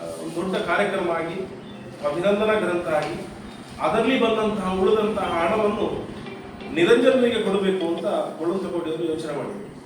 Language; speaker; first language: Kannada; native; Kannada